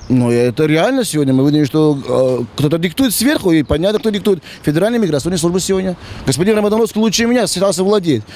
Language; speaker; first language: Russian; non-native, local second language; Tajik